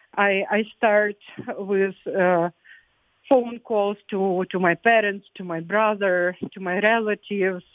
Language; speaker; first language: English; non-native, fluent; Ukrainian